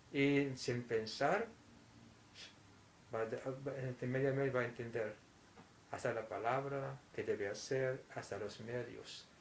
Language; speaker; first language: Spanish; non-native, fluent; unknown